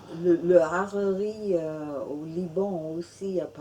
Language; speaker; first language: French; non-native, fluent; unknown